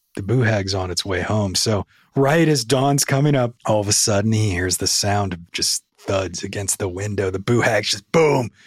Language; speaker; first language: English; native; English